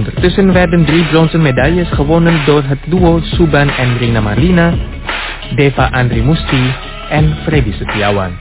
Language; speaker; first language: Dutch; non-native, fluent; Indonesian